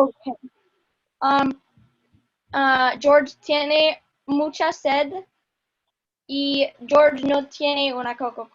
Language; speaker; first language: Spanish; non-native, learner; English